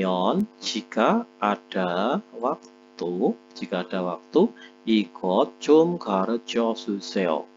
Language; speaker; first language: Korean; non-native, fluent; Indonesian